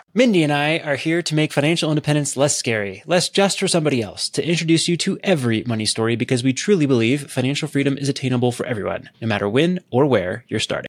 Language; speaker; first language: English; native; English